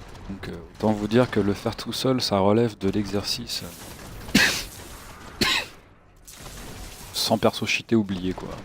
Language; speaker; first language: French; native; French